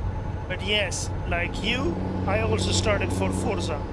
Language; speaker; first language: English; non-native, local second language; Pashto